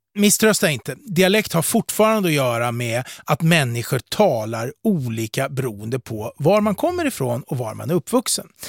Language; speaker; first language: Swedish; native; Swedish